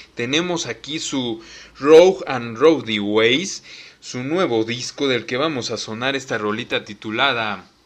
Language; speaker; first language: Spanish; native; Spanish